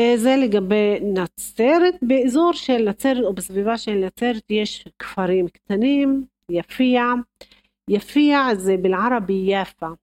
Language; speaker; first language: Hebrew; non-native, local second language; Arabic